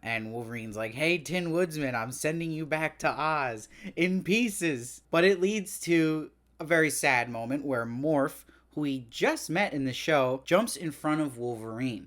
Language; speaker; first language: English; native; English